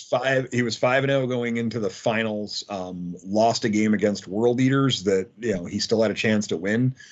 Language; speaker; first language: English; native; English